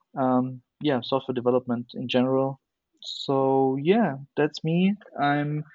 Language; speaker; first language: English; non-native, fluent; German